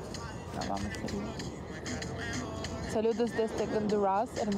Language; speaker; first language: Spanish; non-native, learner; Ukrainian